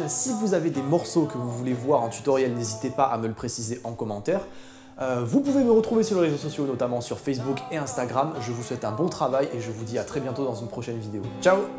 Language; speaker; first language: French; native; French